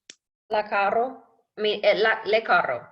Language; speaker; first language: Spanish; non-native, learner; English